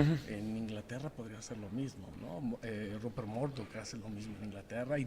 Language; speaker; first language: Spanish; native; Spanish